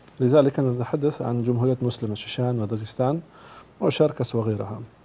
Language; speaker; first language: Arabic; non-native, fluent; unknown